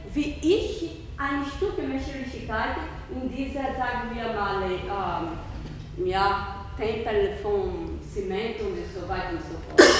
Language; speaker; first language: German; non-native, learner; Portuguese